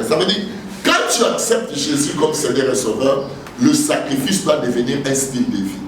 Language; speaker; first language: French; non-native, local second language; Lingala